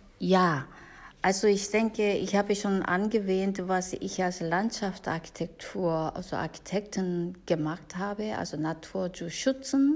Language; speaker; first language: German; non-native, fluent; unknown